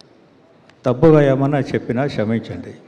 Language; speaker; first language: Telugu; non-native, learner; Tamil